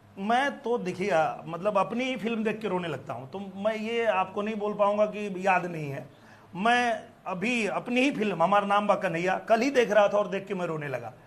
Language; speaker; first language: Hindi; native; Hindi